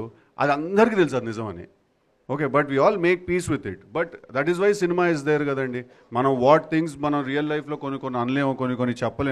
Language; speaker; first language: Telugu; native; Telugu